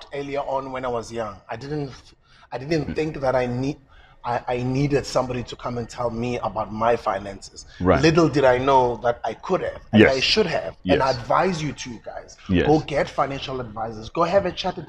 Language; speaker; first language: English; non-native, local second language; Zulu